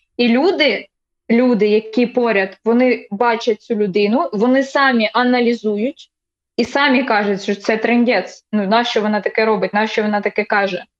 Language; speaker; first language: Ukrainian; non-native, local second language; Russian